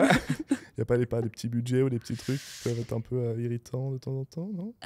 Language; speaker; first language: French; native; French